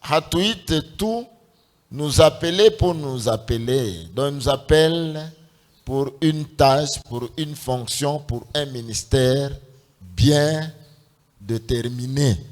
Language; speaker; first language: French; non-native, local second language; Swahili